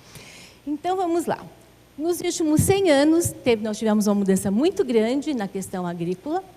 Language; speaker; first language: Portuguese; native; Portuguese